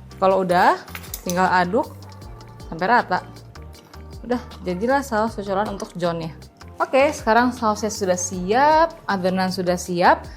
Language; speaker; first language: Indonesian; native; Indonesian